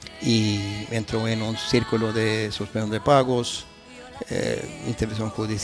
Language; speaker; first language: Spanish; non-native, fluent; Swedish